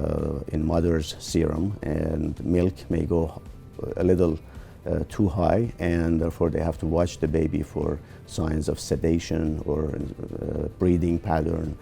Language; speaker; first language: English; non-native, fluent; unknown